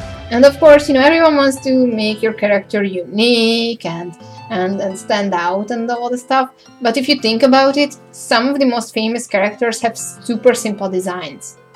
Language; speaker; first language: English; non-native, fluent; Hungarian